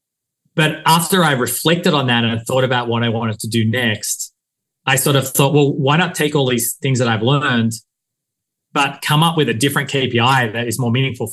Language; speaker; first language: English; native; English